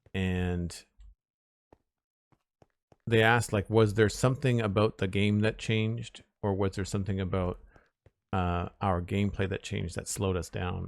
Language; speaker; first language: English; native; English